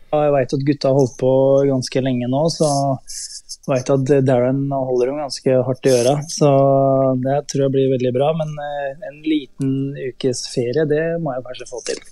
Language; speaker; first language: Norwegian; native; Norwegian